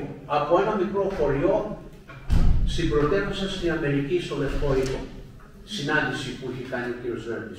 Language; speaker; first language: Greek; early bilingual, heritage; Greek